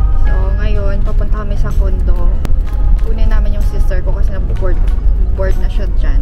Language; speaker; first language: Filipino; native; Filipino